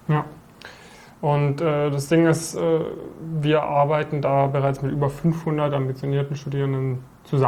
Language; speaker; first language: German; native; German